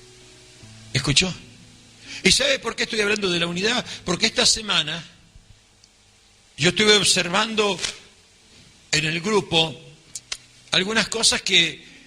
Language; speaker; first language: Spanish; native; Spanish